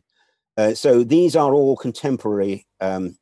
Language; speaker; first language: English; native; English